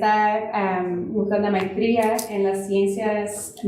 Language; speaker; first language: Spanish; non-native, fluent; English